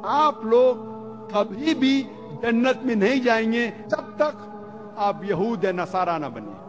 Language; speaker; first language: Urdu; non-native, local second language; Konkani